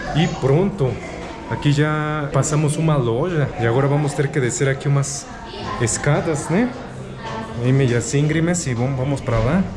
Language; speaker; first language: Portuguese; non-native, fluent; Spanish